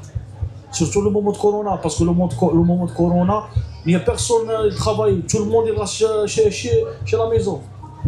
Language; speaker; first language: French; non-native, learner; Arabic